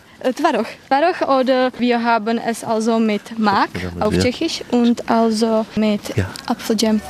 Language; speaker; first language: German; non-native, learner; Czech